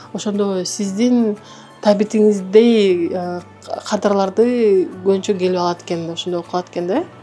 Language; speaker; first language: Kyrgyz; native; Kyrgyz